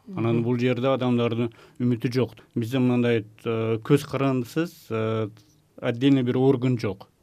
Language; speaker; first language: Kyrgyz; non-native, local second language; Uzbek